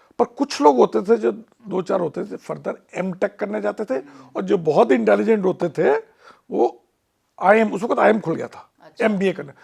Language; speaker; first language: Hindi; non-native, local second language; Punjabi